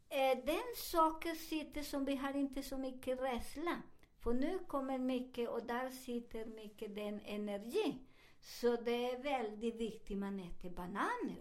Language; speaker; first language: Swedish; non-native, learner; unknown